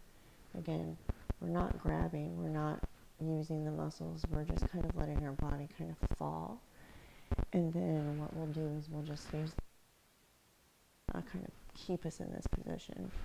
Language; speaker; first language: English; native; English